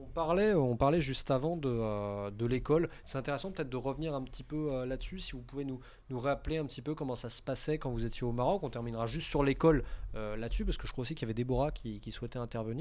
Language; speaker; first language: French; native; French